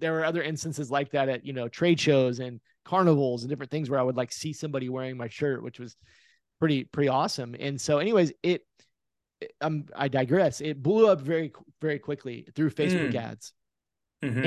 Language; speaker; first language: English; native; English